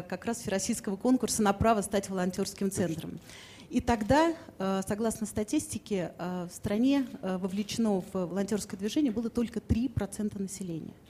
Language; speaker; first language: Russian; native; Russian